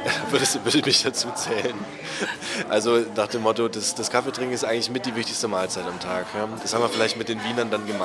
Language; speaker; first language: German; native; German